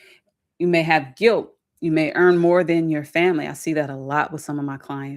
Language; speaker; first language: English; native; English